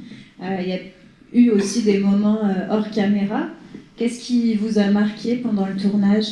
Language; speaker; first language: French; native; French